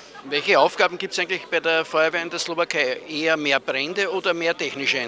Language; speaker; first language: German; native; German